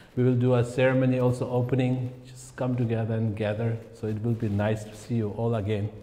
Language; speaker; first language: English; non-native, fluent; Tibetan